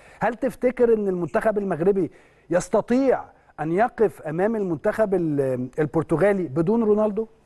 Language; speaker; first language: Arabic; native; Arabic